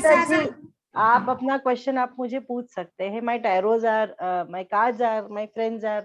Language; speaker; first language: Hindi; native; Hindi